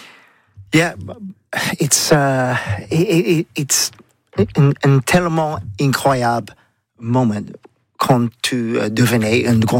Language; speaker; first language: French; non-native, learner; English